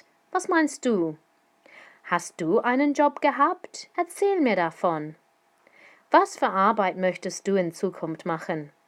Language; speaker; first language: German; non-native, fluent; English